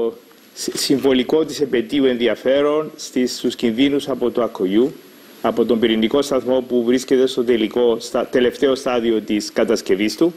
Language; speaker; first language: Greek; native; Greek